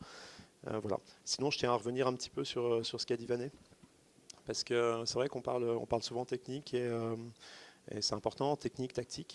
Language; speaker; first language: French; native; French